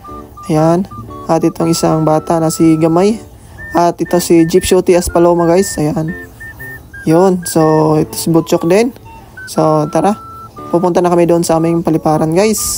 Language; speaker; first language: Filipino; non-native, local second language; Cebuano